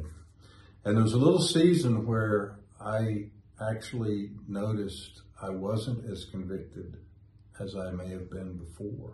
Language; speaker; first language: English; native; English